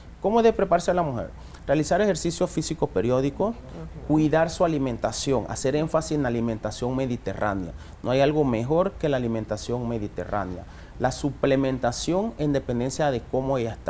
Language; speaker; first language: Spanish; native; Spanish